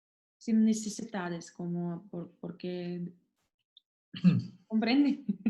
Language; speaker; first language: Spanish; non-native, learner; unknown